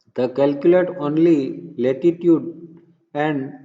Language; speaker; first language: English; non-native, local second language; Gujarati